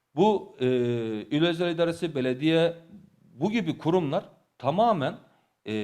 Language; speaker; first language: Turkish; native; Turkish